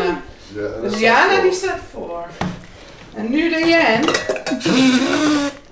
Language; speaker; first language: Dutch; native; Dutch